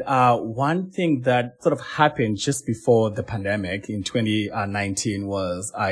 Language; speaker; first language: English; non-native, local second language; Shona